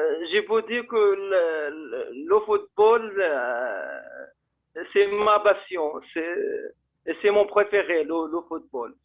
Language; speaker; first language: French; non-native, fluent; Arabic